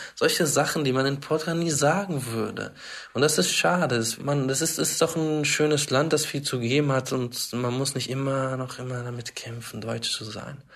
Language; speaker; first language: German; early bilingual, heritage; German